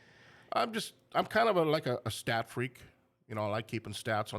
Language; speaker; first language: English; native; English